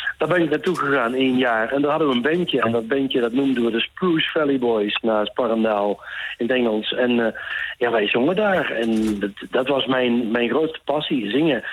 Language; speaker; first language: Dutch; native; Dutch